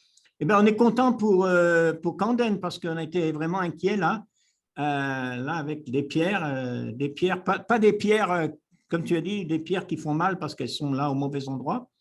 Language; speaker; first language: French; native; French